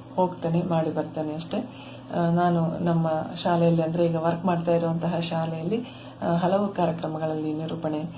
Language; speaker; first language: Kannada; native; Kannada